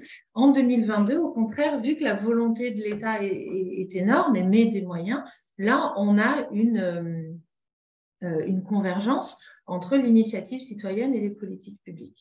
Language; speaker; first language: French; native; French